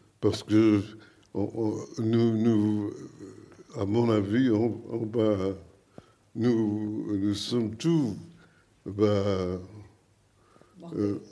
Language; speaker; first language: French; non-native, learner; English